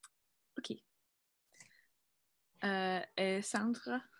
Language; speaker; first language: French; non-native, learner; English